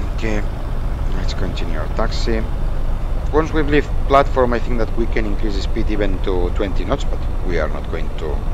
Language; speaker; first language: English; non-native, fluent; Spanish